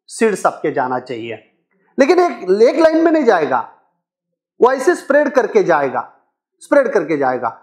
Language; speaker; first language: Hindi; non-native, local second language; Marathi